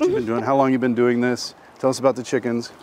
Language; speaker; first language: English; native; English